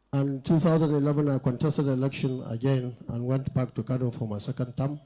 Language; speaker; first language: English; non-native, local second language; Hausa